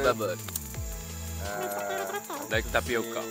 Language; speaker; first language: English; non-native, learner; Japanese